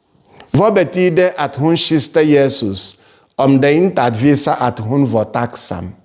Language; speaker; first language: Swedish; non-native, fluent; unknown